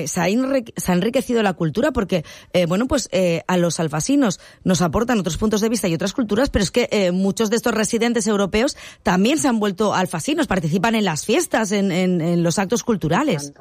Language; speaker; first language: Spanish; native; Spanish